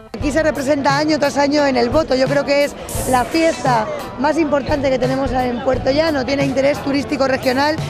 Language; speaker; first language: Spanish; native; Spanish